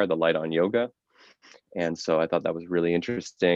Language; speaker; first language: English; native; English